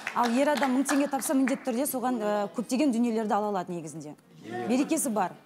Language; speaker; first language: Kazakh; native; Kazakh